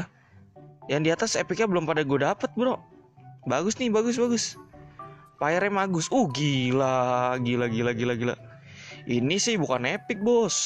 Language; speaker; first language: Indonesian; native; Indonesian